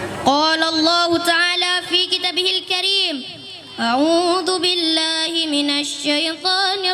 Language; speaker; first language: Arabic; non-native, learner; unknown